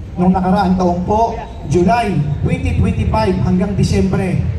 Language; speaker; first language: Filipino; native; Filipino